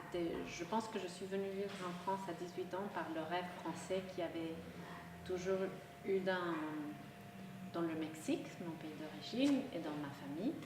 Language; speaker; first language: French; non-native, local second language; Spanish